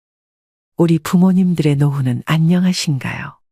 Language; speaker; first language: Korean; native; Korean